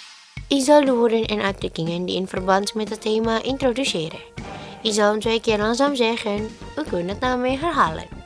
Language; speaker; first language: Dutch; non-native, learner; Indonesian